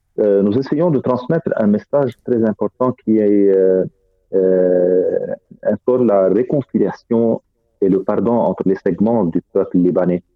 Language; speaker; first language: French; non-native, fluent; Arabic